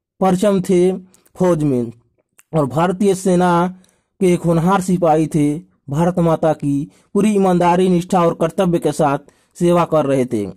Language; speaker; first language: Hindi; native; Hindi